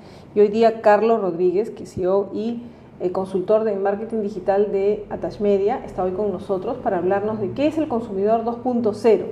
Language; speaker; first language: Spanish; native; Spanish